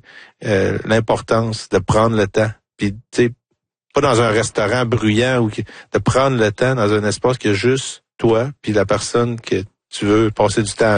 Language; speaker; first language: French; native; French